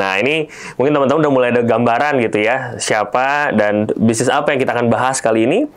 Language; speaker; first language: Indonesian; native; Indonesian